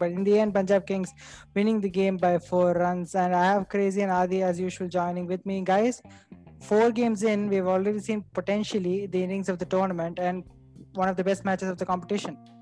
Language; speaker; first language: English; non-native, local second language; Tamil